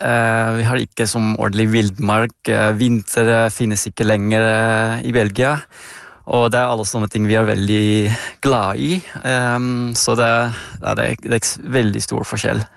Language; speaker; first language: Norwegian; non-native, fluent; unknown